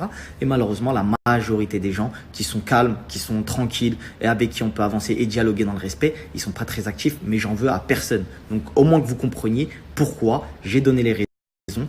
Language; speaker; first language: French; native; French